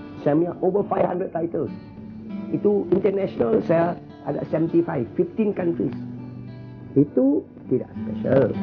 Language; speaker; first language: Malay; non-native, local second language; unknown